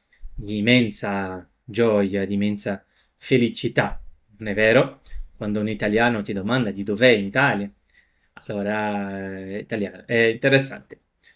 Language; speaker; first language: Italian; non-native, fluent; Portuguese